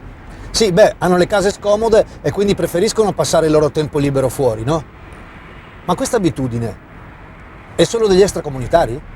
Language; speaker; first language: Italian; native; Italian